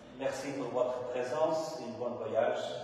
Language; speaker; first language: French; non-native, learner; Portuguese